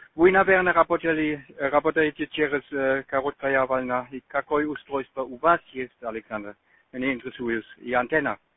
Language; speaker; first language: Russian; non-native, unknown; German